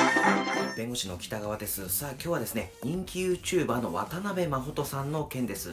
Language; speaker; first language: Japanese; native; Japanese